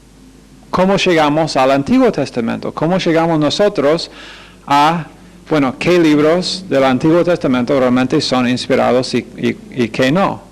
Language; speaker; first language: Spanish; non-native, fluent; English